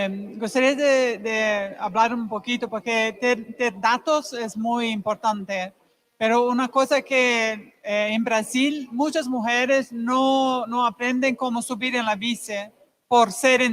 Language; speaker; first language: Spanish; non-native, fluent; Portuguese